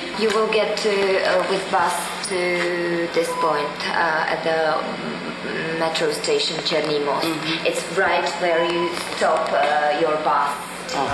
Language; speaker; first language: English; non-native, learner; Czech